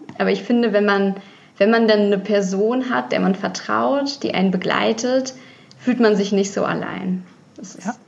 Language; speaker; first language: German; early bilingual, other home language; Russian